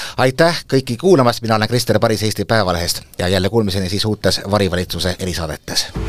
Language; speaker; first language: Estonian; native; Estonian